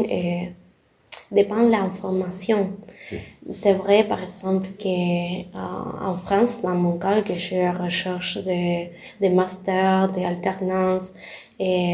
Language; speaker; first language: French; non-native, learner; Spanish